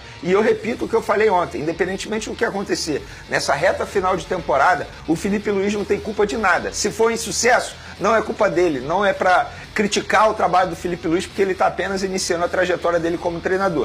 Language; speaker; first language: Portuguese; native; Portuguese